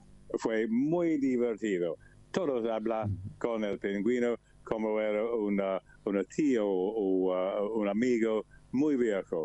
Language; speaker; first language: Spanish; non-native, learner; English